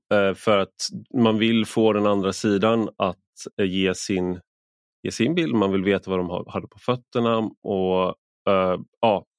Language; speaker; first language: Swedish; native; Swedish